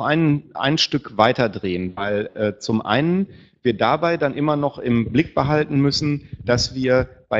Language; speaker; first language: German; native; German